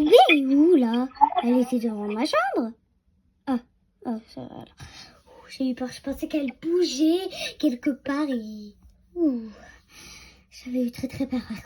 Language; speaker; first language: French; native; French